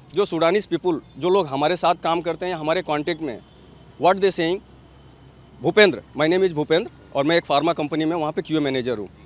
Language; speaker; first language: Hindi; native; Hindi